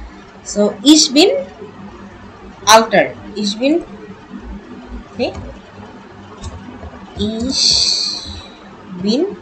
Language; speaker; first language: German; non-native, learner; Bangla